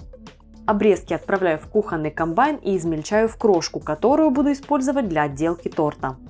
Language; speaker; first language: Russian; native; Russian